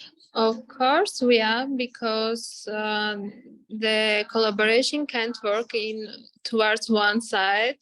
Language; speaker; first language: English; non-native, fluent; Armenian